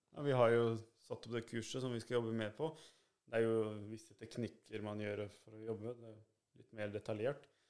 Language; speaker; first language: Norwegian; early bilingual, other home language; Albanian